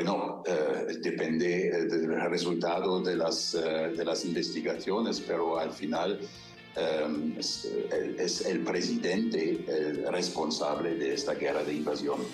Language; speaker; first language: Spanish; non-native, fluent; German